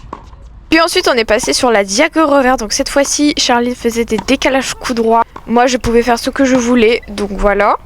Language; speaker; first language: French; native; French